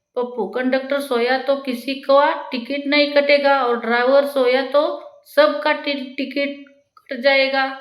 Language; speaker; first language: Hindi; non-native, local second language; Marathi